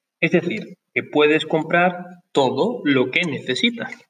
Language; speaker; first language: Spanish; non-native, learner; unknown